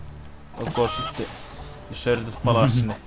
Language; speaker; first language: Finnish; native; Finnish